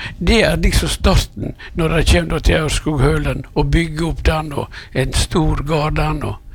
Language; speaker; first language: Norwegian; native; Norwegian